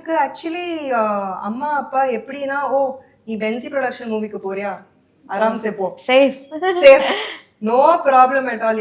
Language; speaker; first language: Tamil; non-native, local second language; Hindi